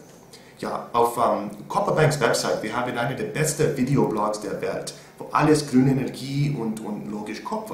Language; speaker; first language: German; non-native, learner; English